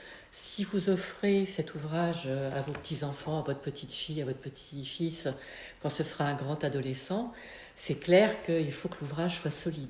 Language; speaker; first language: French; native; French